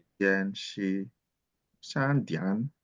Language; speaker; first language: Chinese; non-native, learner; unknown